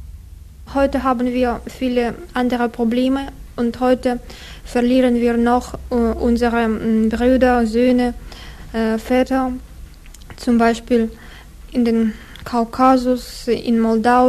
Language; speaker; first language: German; non-native, fluent; Russian